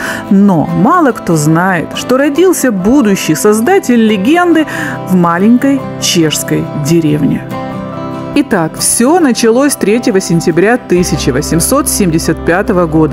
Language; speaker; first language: Russian; native; Russian